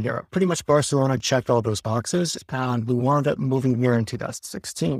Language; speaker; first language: English; native; English